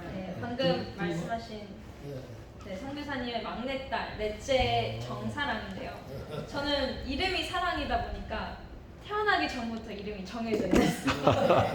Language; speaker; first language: Korean; early bilingual, heritage; Korean